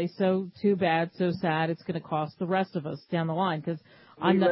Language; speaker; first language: English; native; English